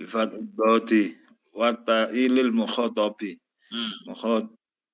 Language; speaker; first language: Arabic; non-native, learner; Indonesian